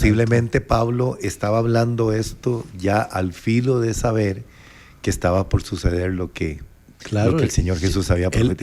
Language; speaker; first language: Spanish; native; Spanish